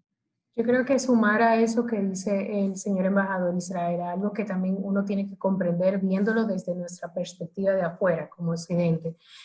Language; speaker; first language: Spanish; native; Spanish